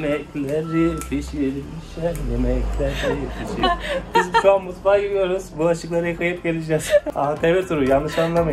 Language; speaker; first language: Turkish; native; Turkish